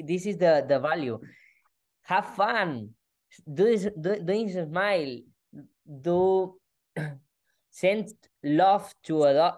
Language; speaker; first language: English; non-native, learner; Spanish